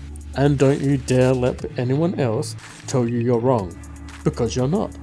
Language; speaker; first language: English; native; English